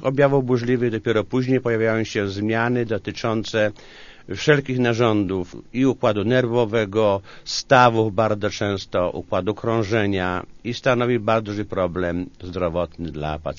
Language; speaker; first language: Polish; native; Polish